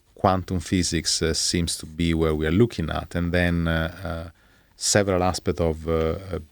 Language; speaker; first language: English; non-native, fluent; Italian